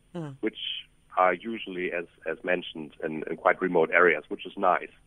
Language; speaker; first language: English; non-native, fluent; German